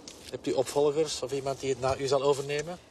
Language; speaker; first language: Dutch; native; Dutch